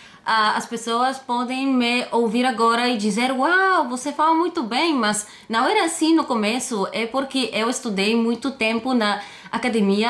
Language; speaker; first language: Portuguese; non-native, fluent; Bulgarian